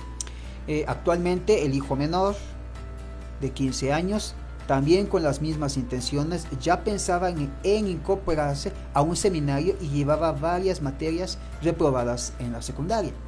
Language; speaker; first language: Spanish; native; Spanish